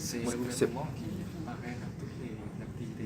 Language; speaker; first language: French; non-native, fluent; Vietnamese